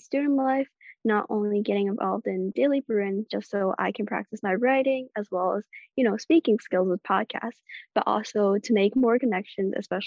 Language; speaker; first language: English; non-native, local second language; Cantonese